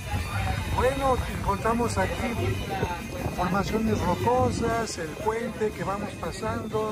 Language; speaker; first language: Spanish; native; Spanish